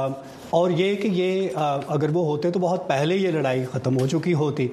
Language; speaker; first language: Urdu; native; Urdu